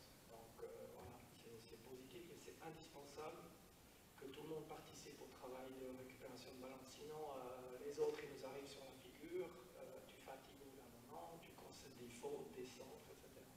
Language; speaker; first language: French; native; French